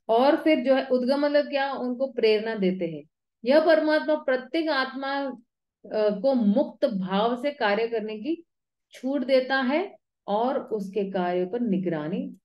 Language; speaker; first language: Hindi; native; Hindi